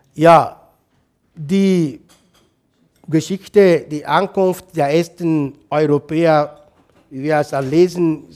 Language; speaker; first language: German; non-native, fluent; Igbo